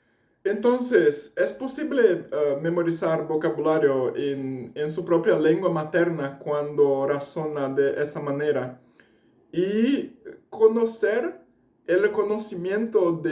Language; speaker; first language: Spanish; non-native, fluent; Portuguese